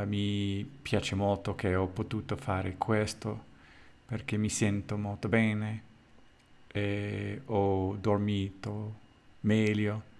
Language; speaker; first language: Italian; non-native, learner; English